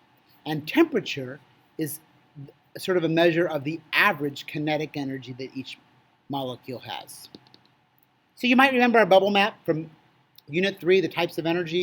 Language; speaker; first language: English; native; English